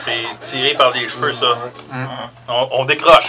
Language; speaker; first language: French; native; French